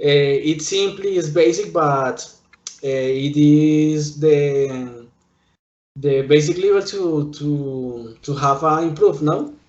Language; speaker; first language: English; non-native, learner; Spanish